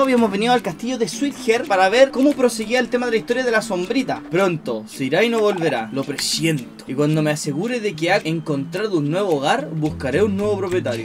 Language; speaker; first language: Spanish; native; Spanish